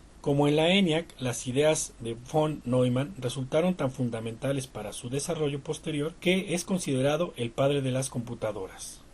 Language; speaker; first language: Spanish; native; Spanish